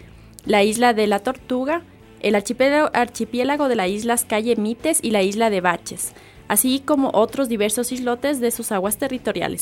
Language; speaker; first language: Spanish; native; Spanish